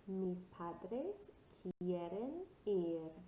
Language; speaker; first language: Spanish; non-native, fluent; English